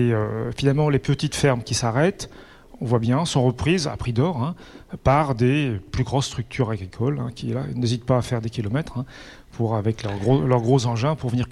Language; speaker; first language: French; native; French